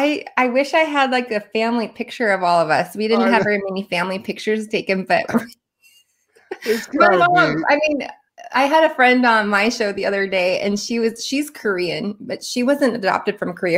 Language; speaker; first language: English; native; English